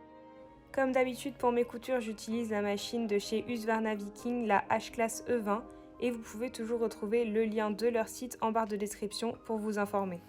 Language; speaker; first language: French; native; French